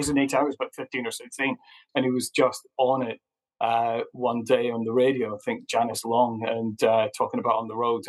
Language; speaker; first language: English; native; English